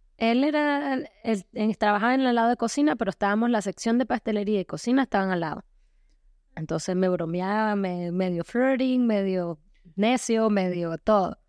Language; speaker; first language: Spanish; native; Spanish